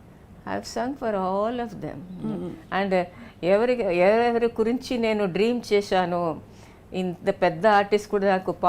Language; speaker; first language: Telugu; non-native, local second language; Tamil